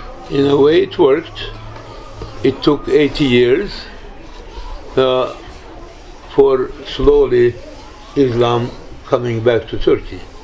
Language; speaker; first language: English; non-native, fluent; Turkish